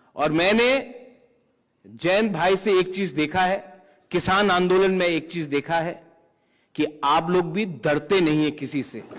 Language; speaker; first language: Hindi; non-native, local second language; Kok Borok